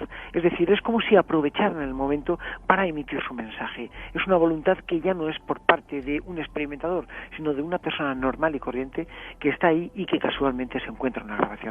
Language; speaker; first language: Spanish; native; Spanish